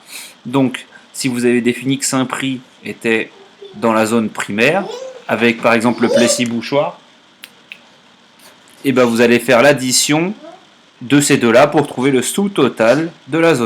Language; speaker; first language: French; native; French